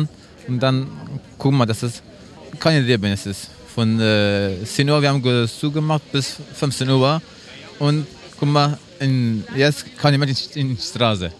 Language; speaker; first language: German; non-native, learner; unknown